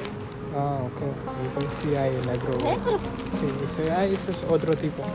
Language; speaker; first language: Spanish; non-native, learner; Tamil